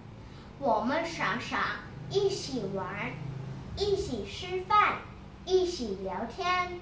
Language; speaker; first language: Chinese; non-native, learner; Thai